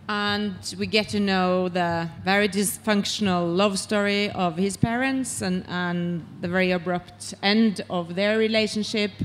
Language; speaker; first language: English; non-native, fluent; Norwegian